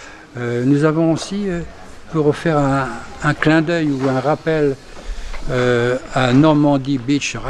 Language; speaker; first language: French; native; French